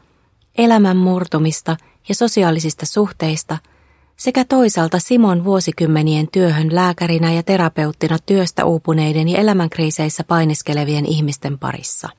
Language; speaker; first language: Finnish; native; Finnish